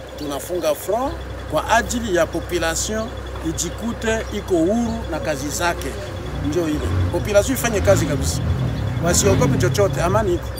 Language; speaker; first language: Swahili; native; Swahili